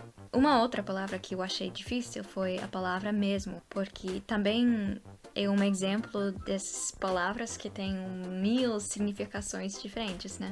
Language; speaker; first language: Portuguese; non-native, fluent; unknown